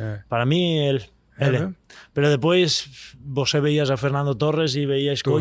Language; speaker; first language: Portuguese; non-native, learner; Spanish